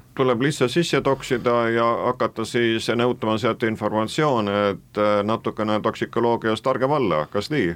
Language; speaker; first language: Estonian; native; Estonian